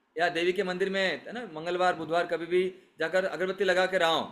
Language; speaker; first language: Hindi; non-native, local second language; Marathi